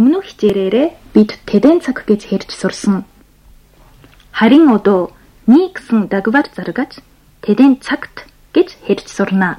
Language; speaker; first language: Mongolian; non-native, fluent; Japanese